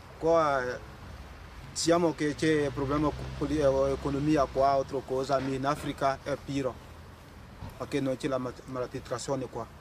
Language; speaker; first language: Italian; non-native, learner; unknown